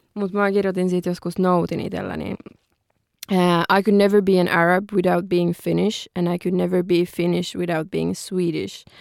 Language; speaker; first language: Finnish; early bilingual, other home language; Arabic